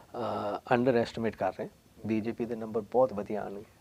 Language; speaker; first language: Hindi; non-native, local second language; Punjabi